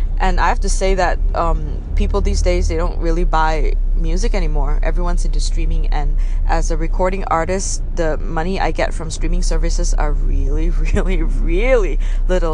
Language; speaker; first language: English; non-native, local second language; Min Nan Chinese